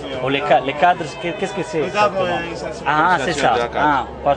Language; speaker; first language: French; non-native, learner; Italian